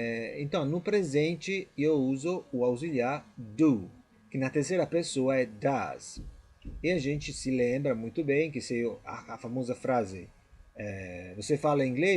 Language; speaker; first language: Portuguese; non-native, fluent; Italian